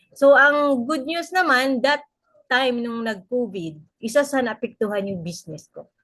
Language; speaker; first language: Filipino; non-native, local second language; Cebuano